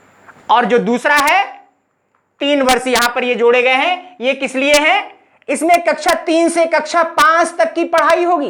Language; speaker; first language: Hindi; native; Hindi